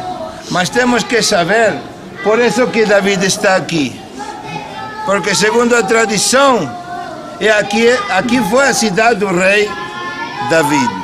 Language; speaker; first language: Portuguese; non-native, fluent; Spanish